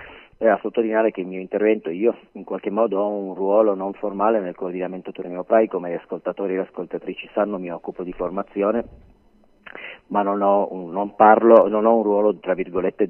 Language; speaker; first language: Italian; native; Italian